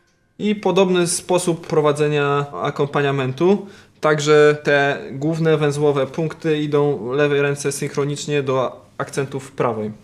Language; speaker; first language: Polish; native; Polish